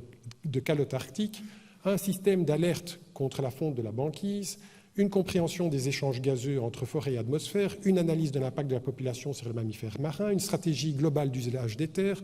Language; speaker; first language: French; native; French